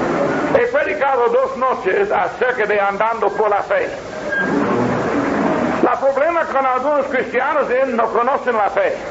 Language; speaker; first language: Spanish; non-native, learner; English